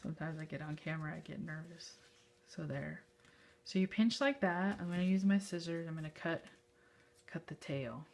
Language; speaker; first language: English; native; English